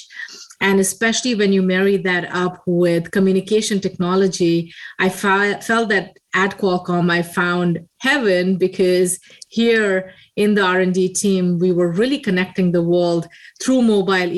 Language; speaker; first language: English; non-native, local second language; Hindi